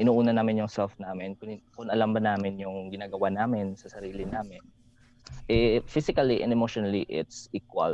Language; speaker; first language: English; non-native, local second language; Hiligaynon